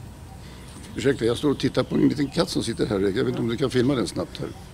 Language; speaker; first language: Swedish; native; Swedish